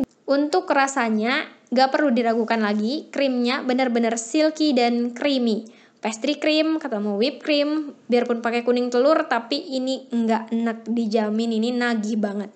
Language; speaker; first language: Indonesian; native; Indonesian